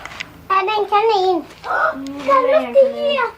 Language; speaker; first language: Swedish; native; Swedish